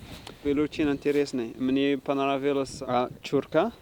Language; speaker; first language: Russian; non-native, learner; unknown